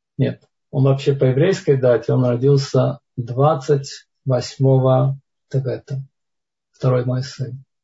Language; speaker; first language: Russian; native; Russian